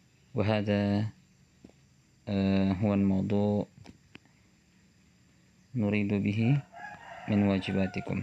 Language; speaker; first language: Arabic; non-native, fluent; Indonesian